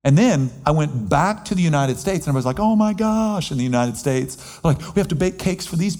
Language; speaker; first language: English; native; English